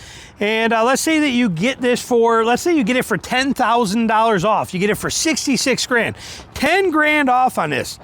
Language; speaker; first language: English; native; English